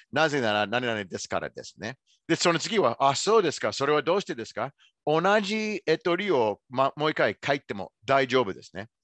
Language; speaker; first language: Japanese; non-native, fluent; English